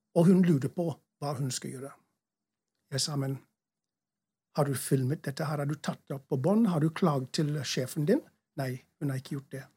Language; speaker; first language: Norwegian; non-native, fluent; English